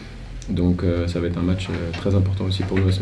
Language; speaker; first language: French; native; French